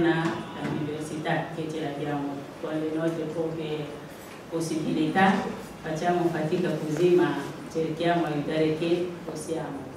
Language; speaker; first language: Italian; non-native, fluent; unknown